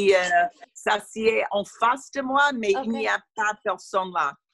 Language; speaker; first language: French; non-native, learner; English